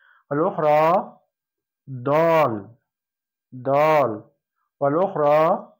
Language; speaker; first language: Arabic; non-native, fluent; Persian